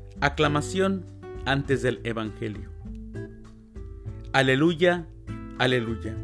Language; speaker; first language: Spanish; native; Spanish